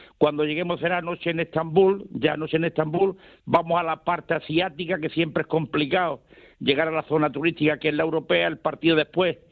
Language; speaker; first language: Spanish; native; Spanish